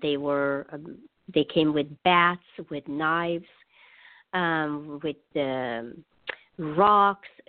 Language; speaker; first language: English; non-native, fluent; Persian